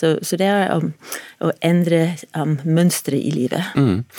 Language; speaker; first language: Norwegian; non-native, fluent; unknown